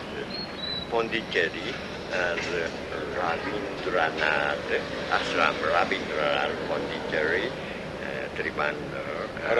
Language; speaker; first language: English; non-native, learner; Japanese